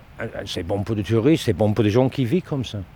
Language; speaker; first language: French; non-native, learner; English